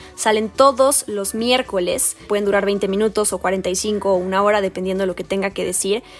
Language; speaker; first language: Spanish; native; Spanish